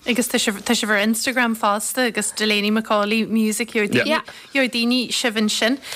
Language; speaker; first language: Irish; native; Irish